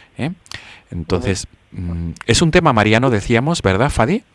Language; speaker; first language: Spanish; native; Spanish